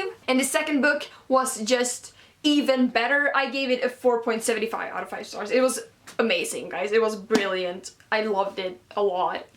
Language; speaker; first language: English; non-native, fluent; Swedish